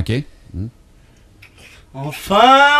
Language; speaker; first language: French; native; French